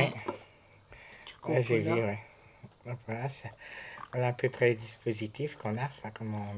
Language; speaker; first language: French; native; French